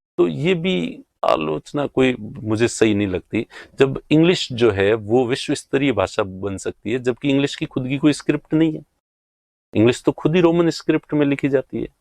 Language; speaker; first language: Hindi; native; Hindi